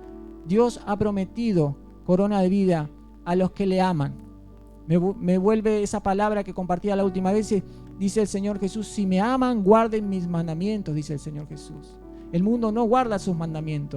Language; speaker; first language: Spanish; native; Spanish